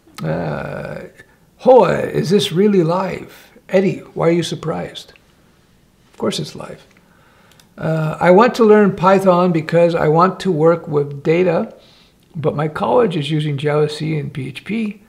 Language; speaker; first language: English; native; English